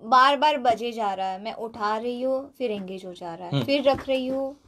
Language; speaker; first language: Hindi; non-native, local second language; Gujarati